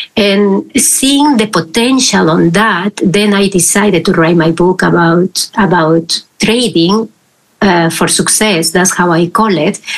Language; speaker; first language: English; non-native, fluent; Spanish